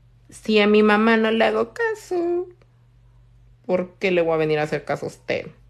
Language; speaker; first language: Spanish; early bilingual, heritage; Spanish